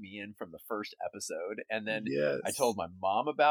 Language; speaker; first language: English; native; English